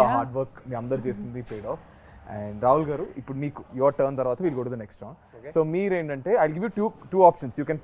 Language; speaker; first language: Telugu; native; Telugu